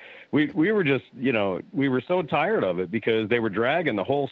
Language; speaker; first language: English; native; English